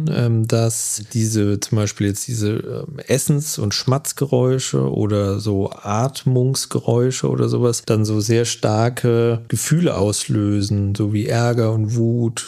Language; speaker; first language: German; native; German